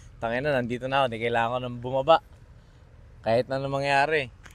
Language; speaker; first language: Filipino; native; Filipino